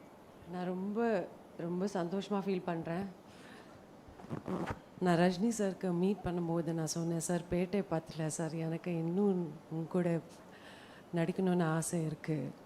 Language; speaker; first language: Tamil; non-native, fluent; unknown